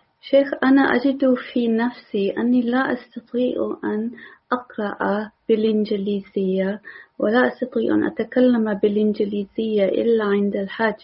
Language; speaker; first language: Arabic; non-native, learner; English